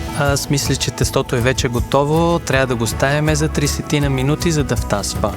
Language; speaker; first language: Bulgarian; early bilingual, other home language; Persian